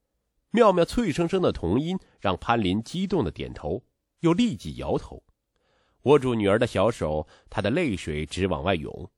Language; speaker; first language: Chinese; native; Chinese